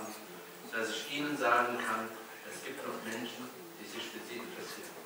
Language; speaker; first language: German; early bilingual, other home language; Kurdish